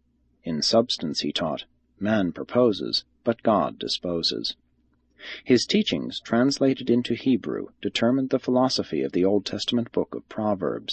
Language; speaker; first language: English; native; English